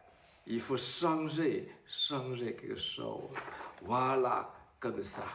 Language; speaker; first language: French; non-native, learner; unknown